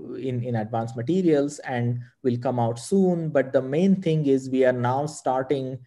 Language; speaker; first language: English; non-native, local second language; Marathi